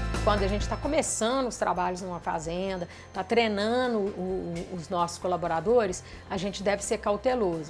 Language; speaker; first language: Portuguese; native; Portuguese